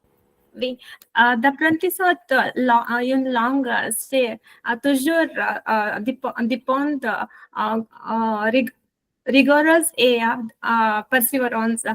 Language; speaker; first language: French; non-native, learner; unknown